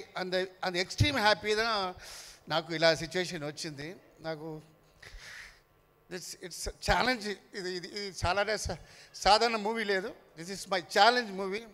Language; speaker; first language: Telugu; non-native, learner; Kannada